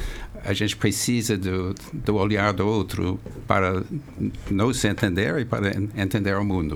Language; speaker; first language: Portuguese; non-native, fluent; English